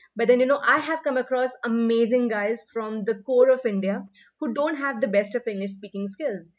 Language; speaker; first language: English; non-native, local second language; Hindi